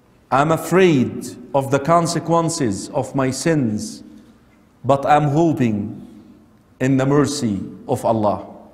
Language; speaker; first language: English; non-native, fluent; Arabic